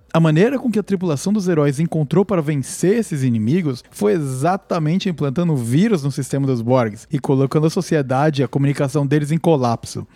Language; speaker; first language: Portuguese; native; Portuguese